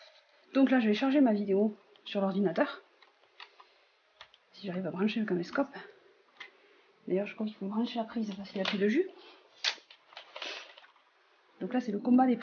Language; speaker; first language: French; native; French